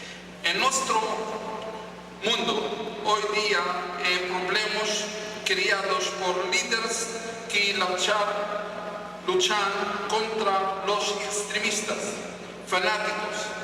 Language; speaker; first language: Spanish; non-native, fluent; Hebrew